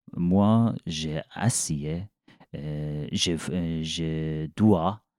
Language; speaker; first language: French; non-native, learner; Persian